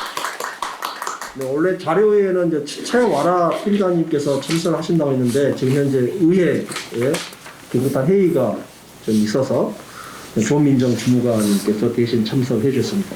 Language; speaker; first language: Korean; native; Korean